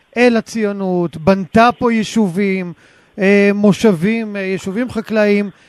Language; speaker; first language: Hebrew; native; Hebrew